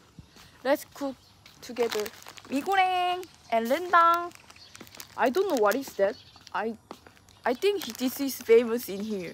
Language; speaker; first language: English; non-native, learner; Korean